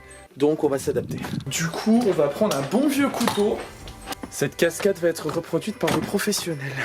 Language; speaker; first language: French; native; French